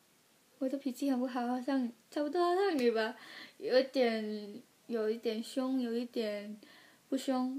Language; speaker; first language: Chinese; early bilingual, heritage; Chinese